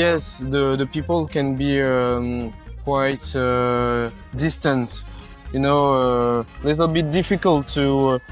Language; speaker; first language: English; non-native, learner; French